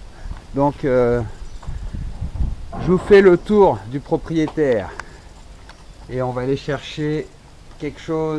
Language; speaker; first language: French; native; French